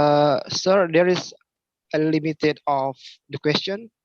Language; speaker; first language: English; non-native, learner; Indonesian